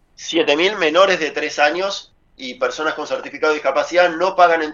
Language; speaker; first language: Spanish; native; Spanish